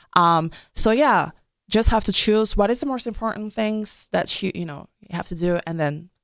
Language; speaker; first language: English; non-native, local second language; French